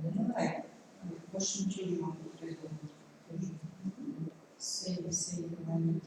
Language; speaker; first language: Russian; non-native, learner; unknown